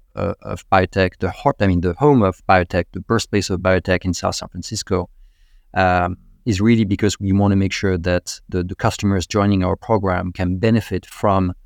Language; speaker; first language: English; non-native, fluent; French